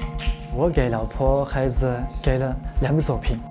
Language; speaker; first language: Chinese; non-native, local second language; Uyghur